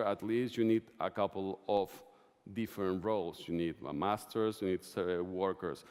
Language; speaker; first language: English; non-native, fluent; Spanish